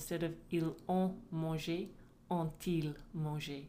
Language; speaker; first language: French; non-native, fluent; English